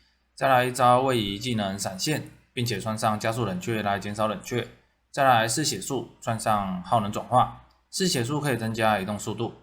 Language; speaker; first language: Chinese; native; Chinese